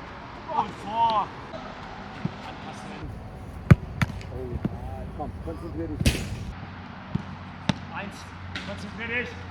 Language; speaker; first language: German; native; German